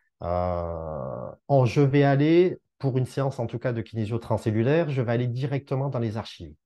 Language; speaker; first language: French; native; French